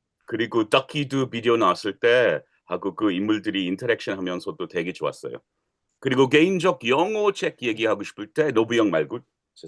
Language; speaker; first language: Korean; non-native, learner; English